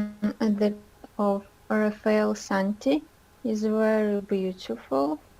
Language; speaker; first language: English; non-native, learner; Russian